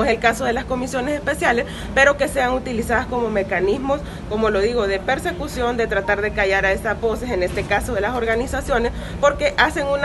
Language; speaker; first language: Spanish; native; Spanish